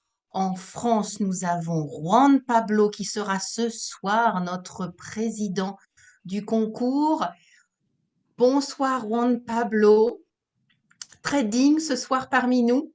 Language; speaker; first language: French; native; French